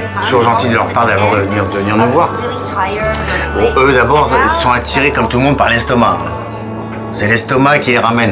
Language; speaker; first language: French; native; French